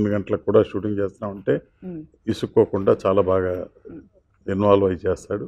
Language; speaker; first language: Telugu; native; Telugu